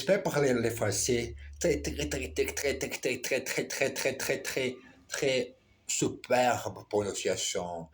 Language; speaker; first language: French; non-native, learner; Portuguese